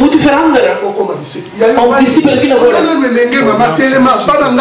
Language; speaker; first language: Dutch; non-native, learner; Lingala